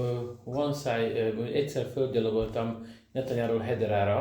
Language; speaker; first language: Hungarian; native; Hungarian